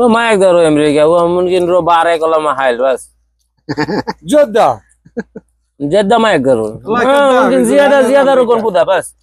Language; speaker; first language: Arabic; non-native, learner; Bangla